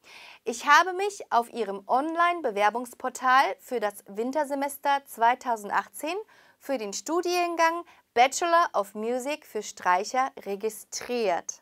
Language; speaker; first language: German; non-native, fluent; Korean